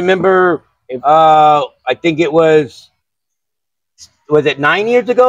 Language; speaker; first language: English; native; English